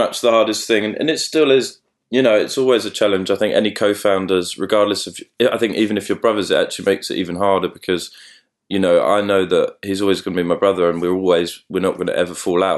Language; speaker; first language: English; native; English